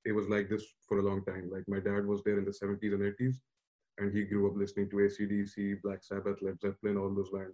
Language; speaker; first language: English; non-native, local second language; Urdu